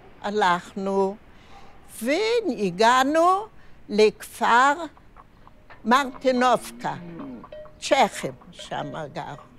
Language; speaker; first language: Hebrew; non-native, fluent; Yiddish